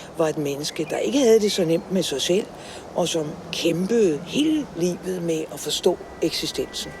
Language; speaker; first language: Danish; native; Danish